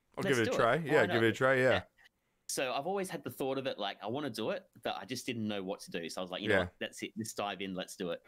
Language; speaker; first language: English; native; English